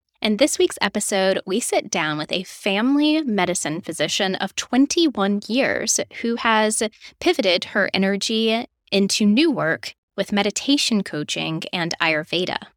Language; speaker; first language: English; native; English